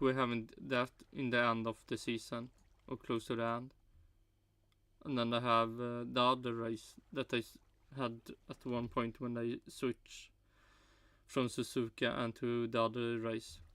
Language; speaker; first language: English; non-native, fluent; Swedish